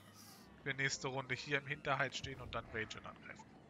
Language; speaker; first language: German; native; German